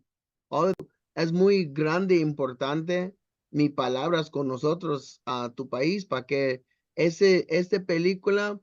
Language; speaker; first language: Spanish; non-native, learner; English